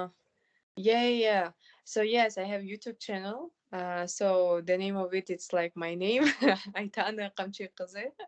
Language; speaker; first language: English; non-native, fluent; Kyrgyz